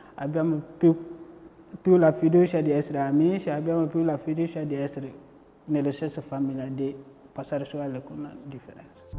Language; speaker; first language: Italian; non-native, fluent; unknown